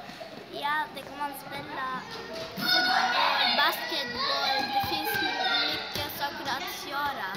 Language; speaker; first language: Swedish; early bilingual, other home language; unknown